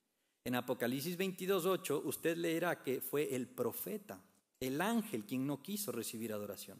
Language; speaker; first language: Spanish; native; Spanish